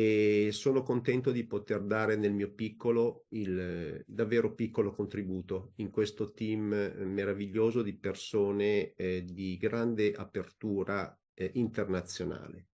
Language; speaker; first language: Italian; native; Italian